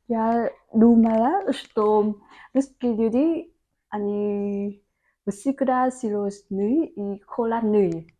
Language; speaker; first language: Russian; non-native, learner; Vietnamese